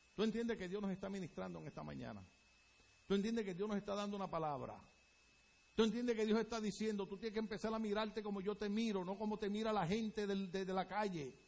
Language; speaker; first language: Spanish; native; Spanish